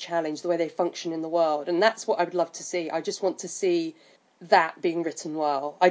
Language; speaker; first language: English; native; English